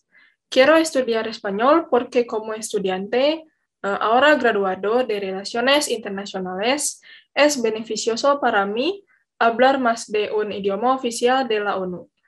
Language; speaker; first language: Spanish; non-native, learner; Indonesian